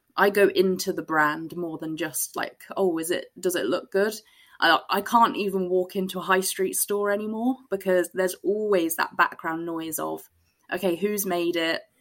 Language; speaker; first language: English; native; English